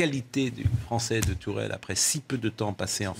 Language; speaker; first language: French; native; French